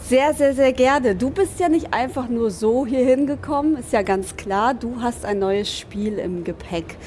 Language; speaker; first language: German; native; German